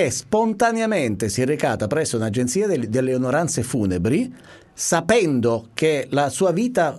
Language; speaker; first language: Italian; native; Italian